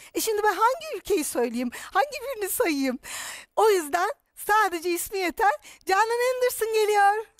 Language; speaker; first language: Turkish; native; Turkish